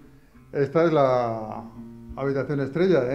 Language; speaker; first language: Spanish; native; Spanish